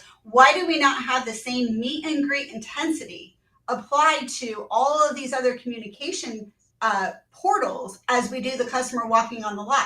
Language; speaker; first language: English; native; English